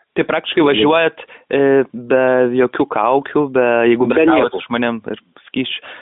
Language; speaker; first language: Lithuanian; native; Lithuanian